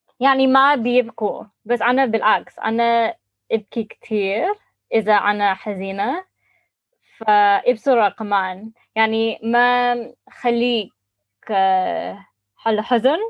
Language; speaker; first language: Arabic; non-native, learner; English